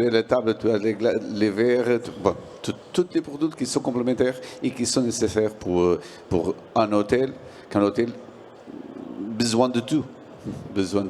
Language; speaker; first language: French; non-native, learner; Portuguese